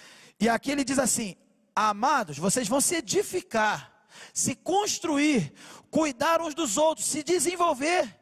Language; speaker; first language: Portuguese; native; Portuguese